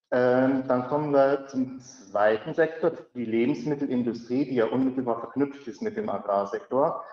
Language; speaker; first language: German; native; German